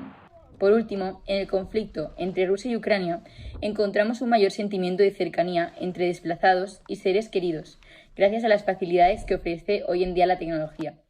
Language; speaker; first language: Spanish; native; Spanish